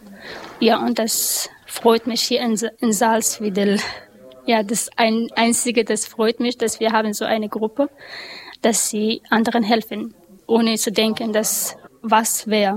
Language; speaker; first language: German; non-native, learner; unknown